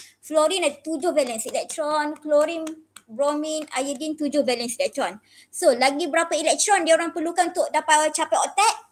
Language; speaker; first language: Malay; native; Malay